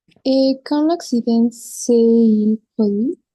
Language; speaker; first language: French; non-native, learner; Spanish